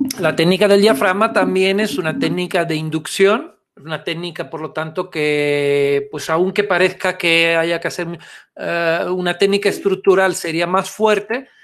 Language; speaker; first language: Spanish; non-native, fluent; Italian